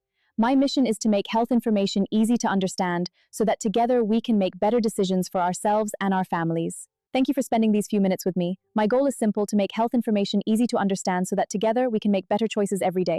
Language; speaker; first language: English; non-native, fluent; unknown